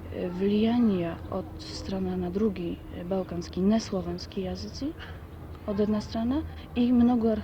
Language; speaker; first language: Macedonian; non-native, fluent; Polish